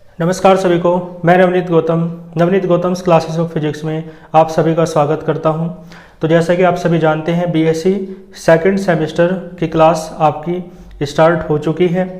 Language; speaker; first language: Hindi; native; Hindi